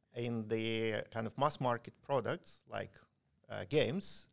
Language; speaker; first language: English; non-native, fluent; Ukrainian